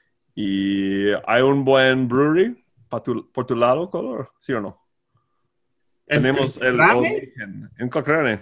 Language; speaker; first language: Spanish; non-native, fluent; English